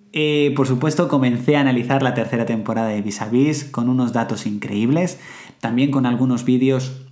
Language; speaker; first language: Spanish; native; Spanish